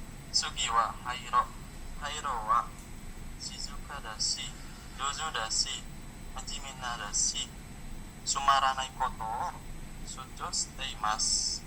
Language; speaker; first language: Japanese; non-native, learner; Indonesian